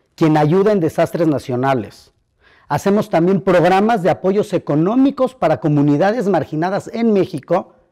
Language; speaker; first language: Spanish; native; Spanish